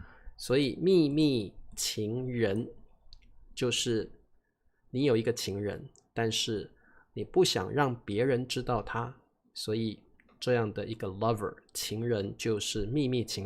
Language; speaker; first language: Chinese; native; Chinese